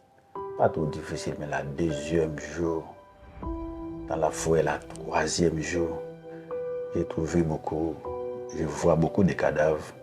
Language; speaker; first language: French; non-native, learner; Haitian Creole